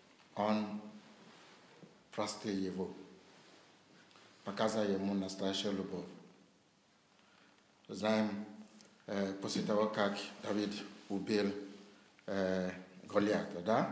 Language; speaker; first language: Ukrainian; non-native, learner; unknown